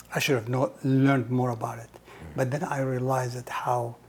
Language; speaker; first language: English; non-native, fluent; Hebrew